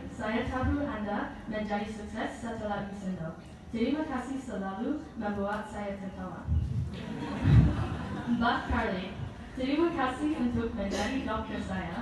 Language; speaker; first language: Indonesian; non-native, learner; English